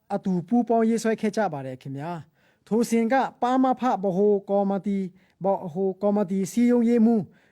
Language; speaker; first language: Burmese; non-native, local second language; Pa'o Karen